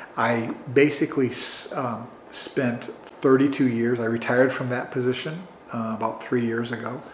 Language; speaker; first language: English; native; English